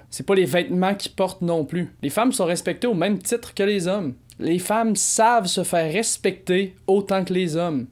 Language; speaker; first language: French; native; French